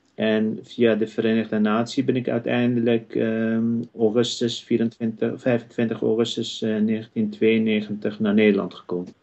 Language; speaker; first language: Dutch; non-native, fluent; Kurdish